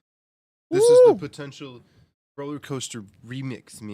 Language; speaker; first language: English; native; English